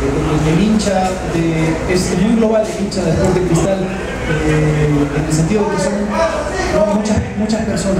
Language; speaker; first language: Spanish; native; Spanish